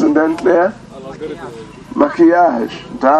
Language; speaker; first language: Russian; non-native, learner; English